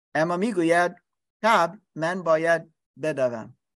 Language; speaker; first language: Persian; non-native, learner; English